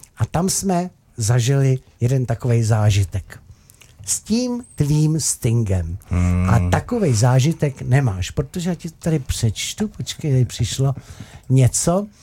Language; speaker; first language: Czech; native; Czech